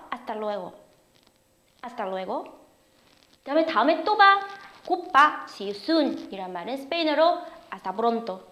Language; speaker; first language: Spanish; non-native, fluent; Korean